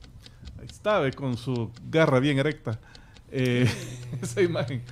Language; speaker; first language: Spanish; native; Spanish